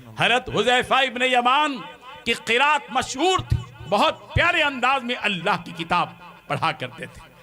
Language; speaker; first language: Urdu; native; Urdu